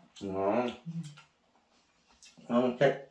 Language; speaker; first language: Vietnamese; non-native, learner; Korean